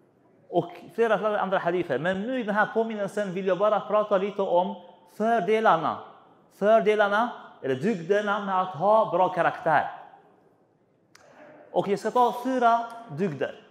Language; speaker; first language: Swedish; non-native, fluent; Arabic